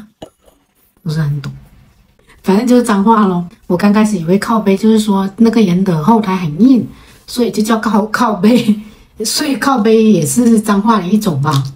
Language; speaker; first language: Chinese; native; Chinese